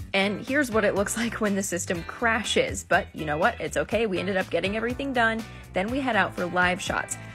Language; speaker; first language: English; native; English